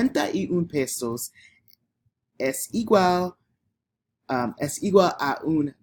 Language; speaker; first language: Spanish; non-native, learner; English